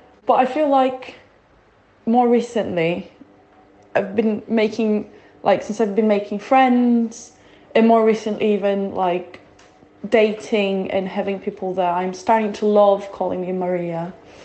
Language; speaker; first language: English; non-native, fluent; Portuguese